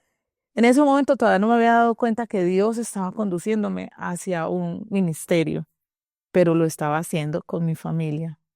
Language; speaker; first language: Spanish; native; Spanish